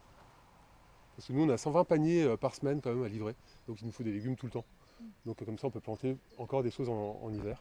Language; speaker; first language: French; native; French